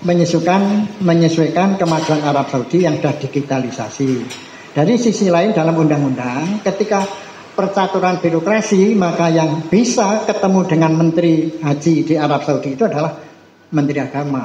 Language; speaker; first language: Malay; non-native, local second language; Javanese